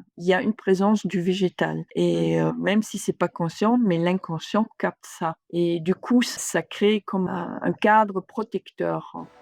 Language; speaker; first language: French; non-native, fluent; German